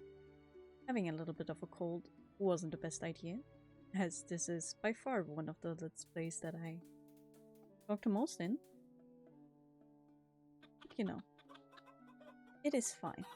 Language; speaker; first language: English; non-native, fluent; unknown